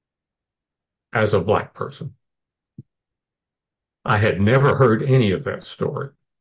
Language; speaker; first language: English; native; English